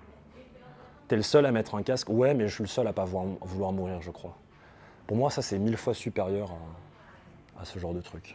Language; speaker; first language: French; native; French